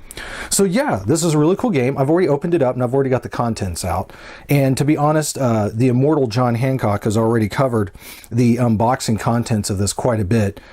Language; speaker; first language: English; native; English